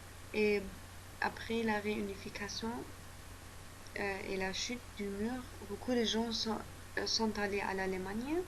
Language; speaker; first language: French; non-native, learner; German